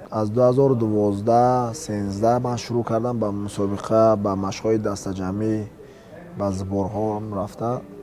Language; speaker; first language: Tajik; native; Tajik